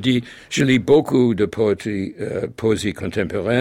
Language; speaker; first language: French; non-native, fluent; English